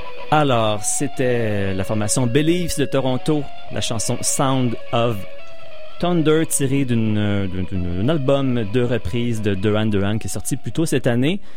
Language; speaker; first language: French; native; French